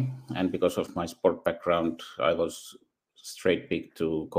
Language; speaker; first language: English; non-native, fluent; Finnish